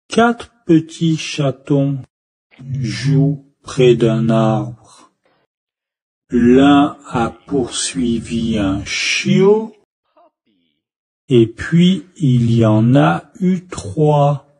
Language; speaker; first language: French; non-native, fluent; Chinese